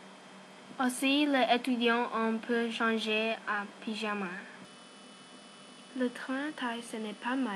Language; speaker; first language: French; non-native, learner; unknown